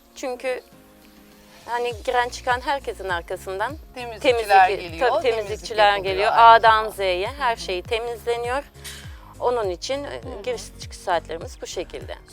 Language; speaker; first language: Turkish; native; Turkish